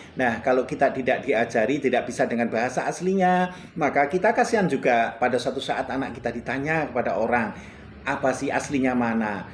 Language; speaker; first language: Indonesian; non-native, local second language; Javanese